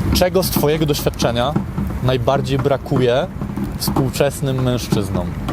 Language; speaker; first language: Polish; native; Polish